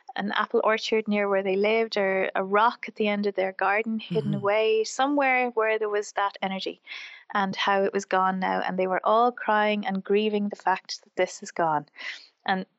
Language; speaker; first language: English; native; English